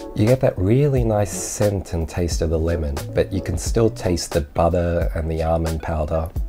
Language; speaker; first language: English; early bilingual, other home language; Japanese